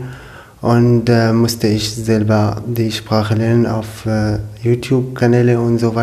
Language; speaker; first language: German; non-native, learner; Arabic